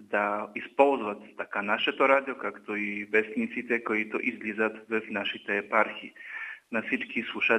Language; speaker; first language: Bulgarian; non-native, fluent; Polish